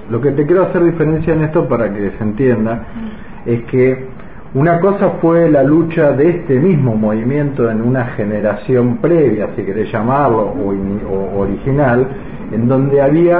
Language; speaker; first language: Spanish; native; Spanish